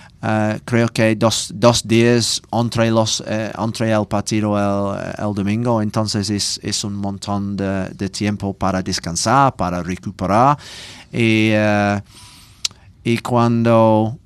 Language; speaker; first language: Spanish; non-native, learner; English